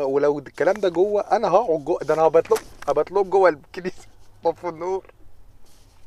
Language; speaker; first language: Arabic; native; Arabic